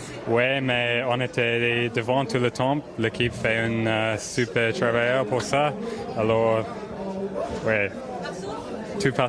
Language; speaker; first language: French; non-native, learner; English